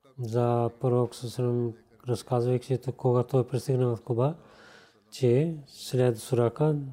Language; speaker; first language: Bulgarian; non-native, learner; Urdu